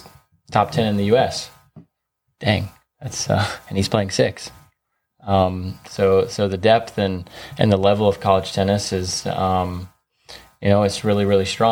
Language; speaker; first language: English; native; English